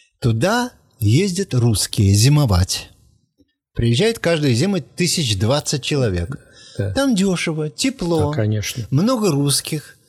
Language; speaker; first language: Russian; native; Russian